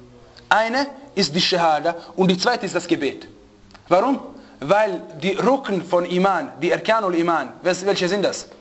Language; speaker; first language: German; non-native, fluent; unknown